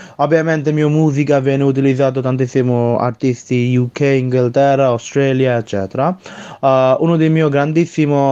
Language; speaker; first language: Italian; non-native, learner; Bangla